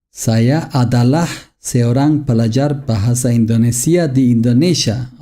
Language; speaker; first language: Indonesian; non-native, learner; Turkish